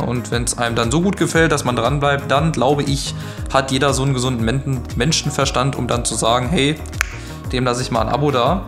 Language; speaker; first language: German; native; German